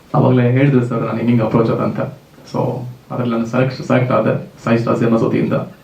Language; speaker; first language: Kannada; native; Kannada